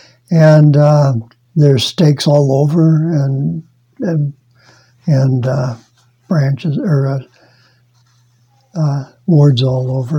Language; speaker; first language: English; native; English